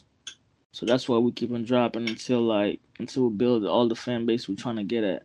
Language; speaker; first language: English; non-native, fluent; French